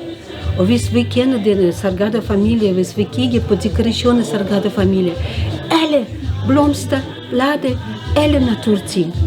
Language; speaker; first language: Danish; non-native, learner; Russian